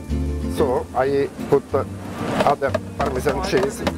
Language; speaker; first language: English; non-native, learner; Italian